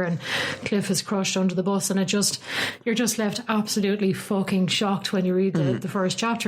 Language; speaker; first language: English; native; English